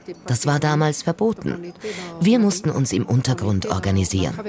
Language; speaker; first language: German; native; German